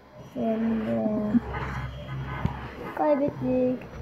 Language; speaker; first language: Turkish; early bilingual, heritage; Turkish